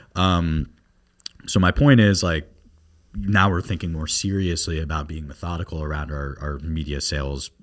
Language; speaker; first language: English; native; English